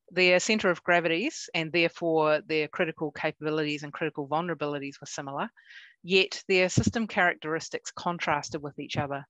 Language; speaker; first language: English; native; English